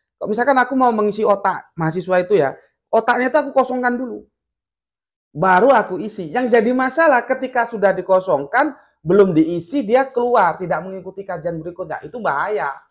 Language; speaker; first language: Indonesian; non-native, local second language; Javanese